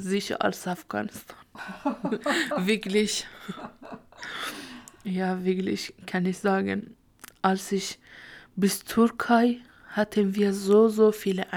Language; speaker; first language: German; non-native, learner; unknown